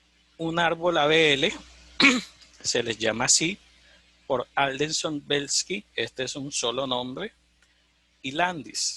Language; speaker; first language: Spanish; native; Spanish